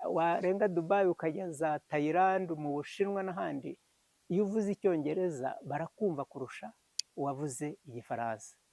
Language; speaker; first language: Kinyarwanda; early bilingual, heritage; Kinyarwanda